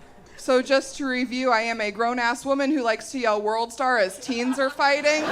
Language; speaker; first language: English; native; English